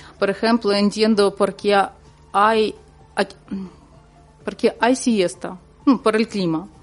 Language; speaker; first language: Spanish; non-native, learner; Ukrainian